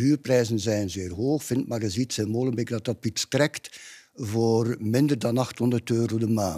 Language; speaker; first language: Dutch; native; Dutch